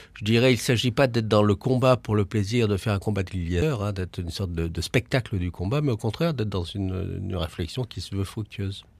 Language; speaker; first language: French; native; French